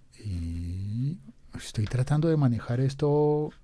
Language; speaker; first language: Spanish; native; Spanish